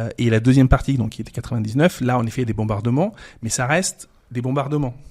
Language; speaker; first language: French; early bilingual, other home language; Serbian